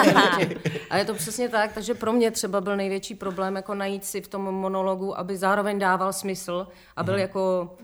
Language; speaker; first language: Czech; native; Czech